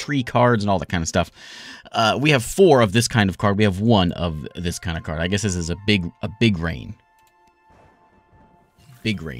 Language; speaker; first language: English; native; English